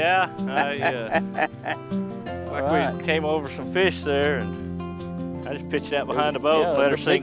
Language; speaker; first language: English; native; English